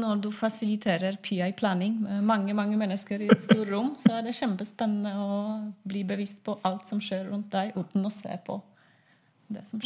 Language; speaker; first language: Norwegian; non-native, fluent; Polish